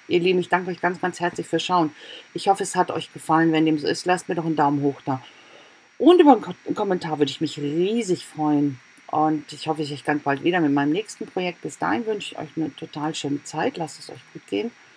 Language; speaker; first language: German; native; German